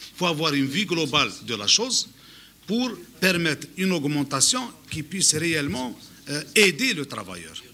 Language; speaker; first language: French; non-native, local second language; Arabic